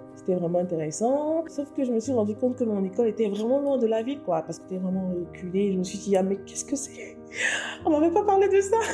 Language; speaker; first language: French; native; French